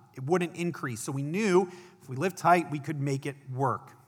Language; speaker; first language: English; native; English